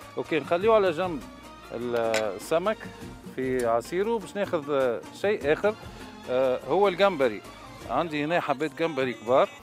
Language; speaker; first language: Arabic; native; Arabic